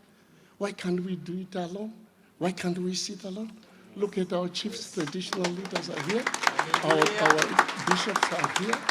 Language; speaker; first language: English; non-native, local second language; Shona